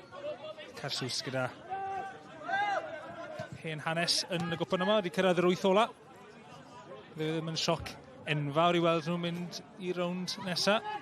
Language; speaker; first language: Welsh; native; Welsh